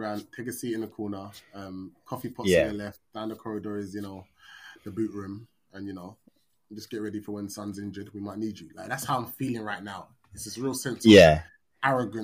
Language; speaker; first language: English; native; English